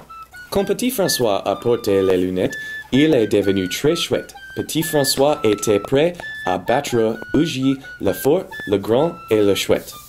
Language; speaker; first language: French; non-native, learner; English